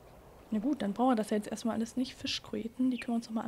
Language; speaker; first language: German; native; German